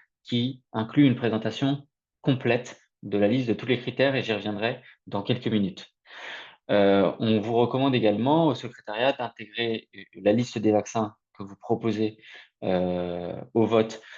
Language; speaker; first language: French; native; French